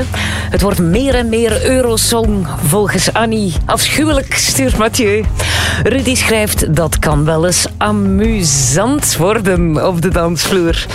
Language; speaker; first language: Dutch; native; Dutch